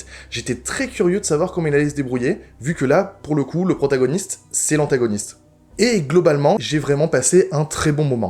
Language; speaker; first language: French; native; French